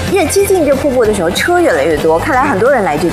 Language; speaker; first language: Chinese; native; Chinese